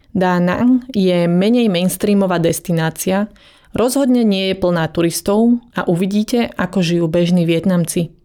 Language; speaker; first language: Slovak; native; Slovak